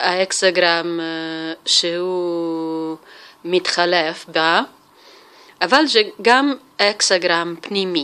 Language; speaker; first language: Hebrew; non-native, fluent; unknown